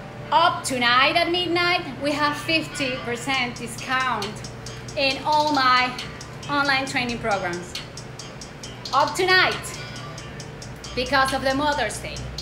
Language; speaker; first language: English; non-native, fluent; Spanish